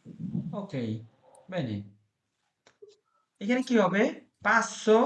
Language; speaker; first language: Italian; non-native, learner; Bangla